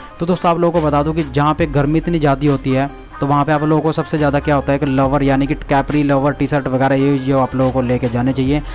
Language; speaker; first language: Hindi; native; Hindi